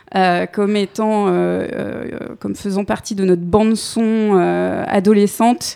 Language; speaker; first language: French; native; French